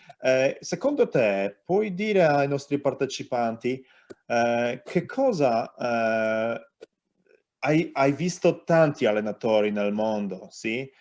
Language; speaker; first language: Italian; non-native, learner; Polish